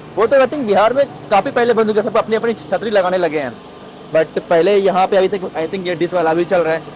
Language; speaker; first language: Hindi; native; Hindi